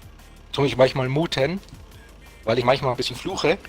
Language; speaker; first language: German; native; German